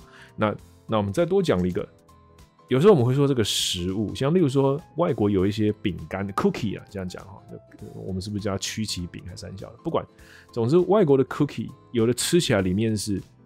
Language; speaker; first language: Chinese; native; Chinese